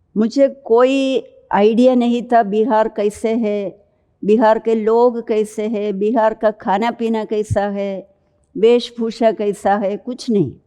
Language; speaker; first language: Hindi; non-native, local second language; Malayalam